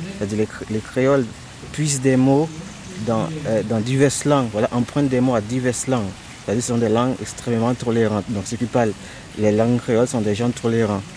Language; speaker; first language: French; non-native, local second language; Haitian Creole